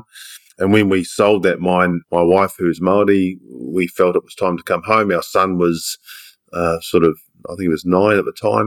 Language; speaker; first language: English; native; English